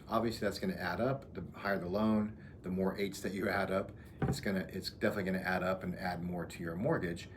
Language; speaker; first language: English; native; English